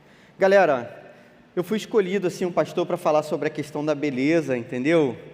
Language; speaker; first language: Portuguese; native; Portuguese